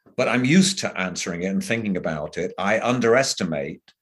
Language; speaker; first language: English; native; English